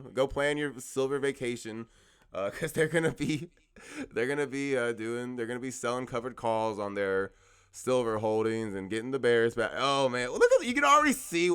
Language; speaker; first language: English; native; English